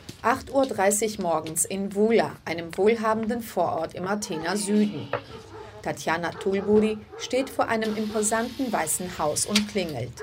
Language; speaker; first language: German; early bilingual, other home language; Greek